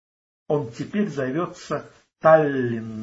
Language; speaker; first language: Russian; native; Russian